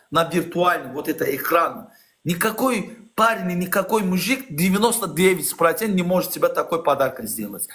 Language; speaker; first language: Russian; non-native, learner; Azerbaijani